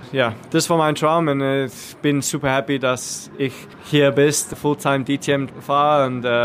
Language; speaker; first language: German; non-native, learner; English